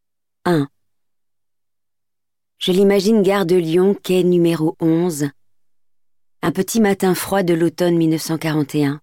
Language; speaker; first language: French; native; French